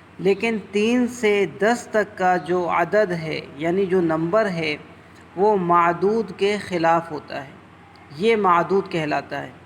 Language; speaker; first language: Urdu; native; Urdu